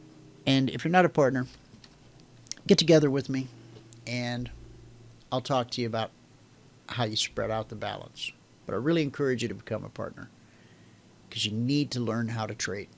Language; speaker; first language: English; native; English